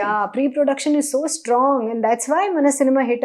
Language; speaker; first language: Telugu; non-native, learner; Hindi